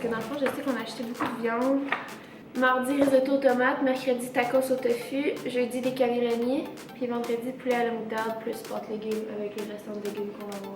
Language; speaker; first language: French; native; French